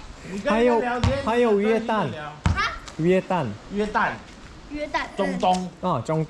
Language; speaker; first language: Chinese; non-native, fluent; Korean